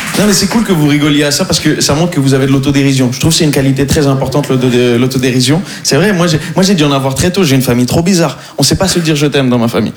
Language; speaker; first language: French; non-native, local second language; Arabic